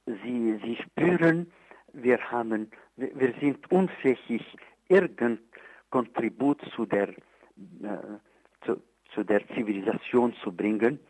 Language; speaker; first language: German; non-native, fluent; Arabic